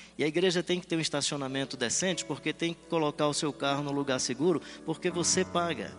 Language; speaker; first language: Portuguese; native; Portuguese